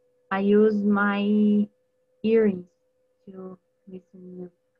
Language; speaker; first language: English; non-native, learner; Portuguese